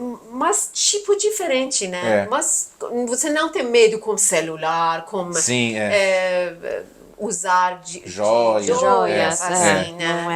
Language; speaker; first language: Portuguese; non-native, learner; Persian